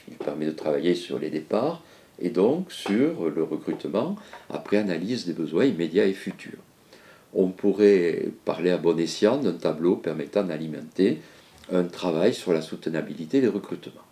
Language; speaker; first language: French; native; French